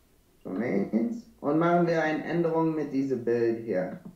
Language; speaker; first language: German; non-native, learner; English